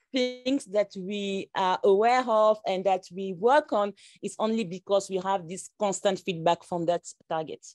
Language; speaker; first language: English; non-native, local second language; French